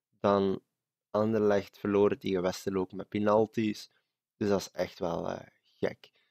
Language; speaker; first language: Dutch; native; Dutch